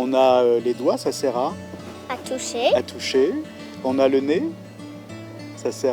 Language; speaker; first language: French; native; French